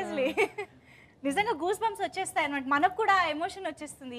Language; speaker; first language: Telugu; native; Telugu